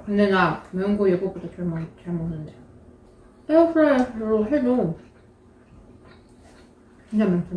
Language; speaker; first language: Korean; non-native, fluent; Russian